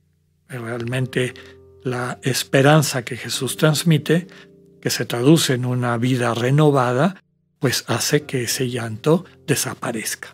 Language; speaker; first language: Spanish; native; Spanish